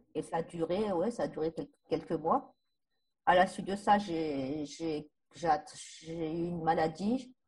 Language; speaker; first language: French; native; French